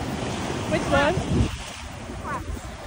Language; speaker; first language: English; non-native, learner; German